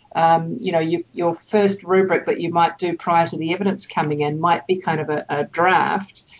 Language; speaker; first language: English; native; English